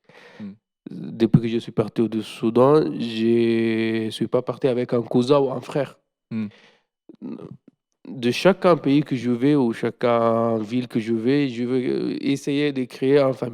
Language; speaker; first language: French; non-native, learner; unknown